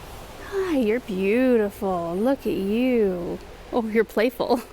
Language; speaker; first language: English; native; English